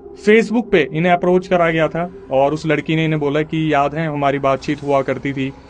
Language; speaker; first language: Hindi; native; Hindi